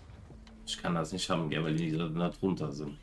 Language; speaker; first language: German; native; German